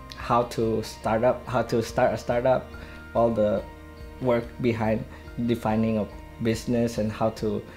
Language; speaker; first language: English; non-native, fluent; Indonesian